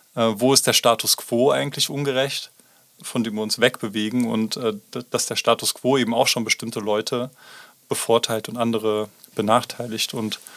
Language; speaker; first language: German; native; German